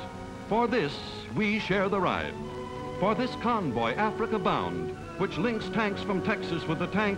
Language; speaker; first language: English; native; English